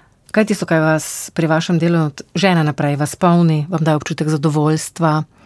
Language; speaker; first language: Slovenian; native; Slovenian